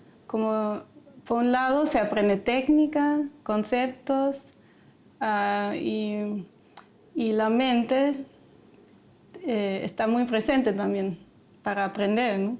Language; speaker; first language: Spanish; non-native, fluent; German